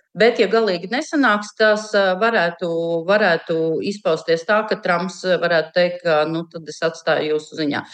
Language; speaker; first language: Latvian; native; Latvian